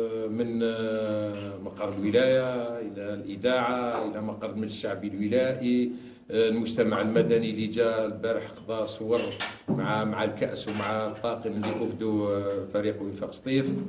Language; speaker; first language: Arabic; native; Arabic